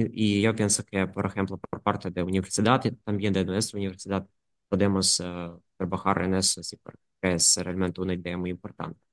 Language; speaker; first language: Spanish; non-native, fluent; Ukrainian